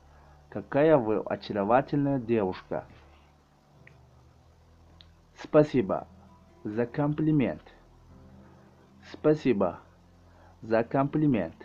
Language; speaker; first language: Russian; non-native, learner; Tajik